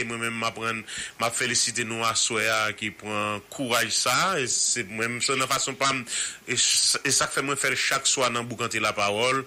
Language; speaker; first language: French; non-native, local second language; Haitian Creole